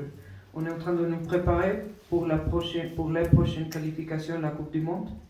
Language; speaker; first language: French; non-native, fluent; Spanish